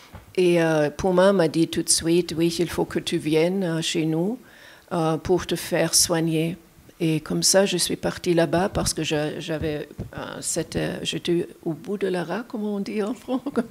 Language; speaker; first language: French; non-native, fluent; German